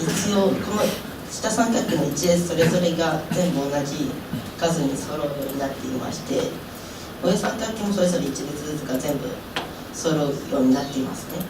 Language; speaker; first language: Japanese; native; Japanese